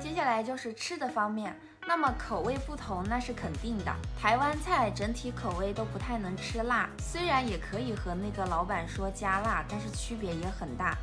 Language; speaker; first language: Chinese; native; Chinese